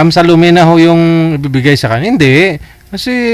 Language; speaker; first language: Filipino; native; Filipino